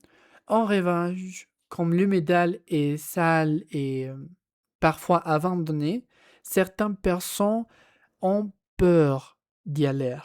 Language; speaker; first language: French; non-native, learner; Spanish